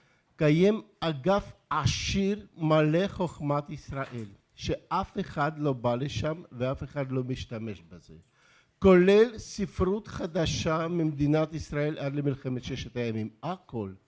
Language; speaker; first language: Hebrew; non-native, fluent; Russian